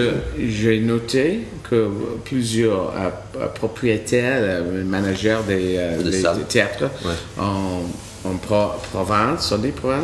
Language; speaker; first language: French; non-native, learner; English